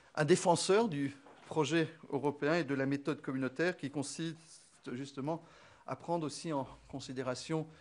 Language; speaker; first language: French; non-native, local second language; Luxembourgish